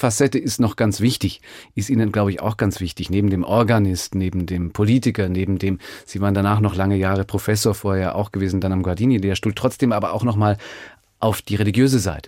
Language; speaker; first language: German; native; German